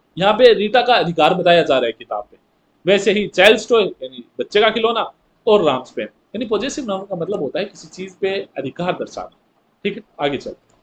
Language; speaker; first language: Hindi; native; Hindi